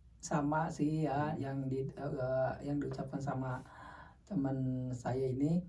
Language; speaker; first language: Indonesian; native; Indonesian